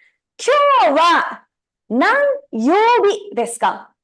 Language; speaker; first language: Japanese; non-native, fluent; Tamil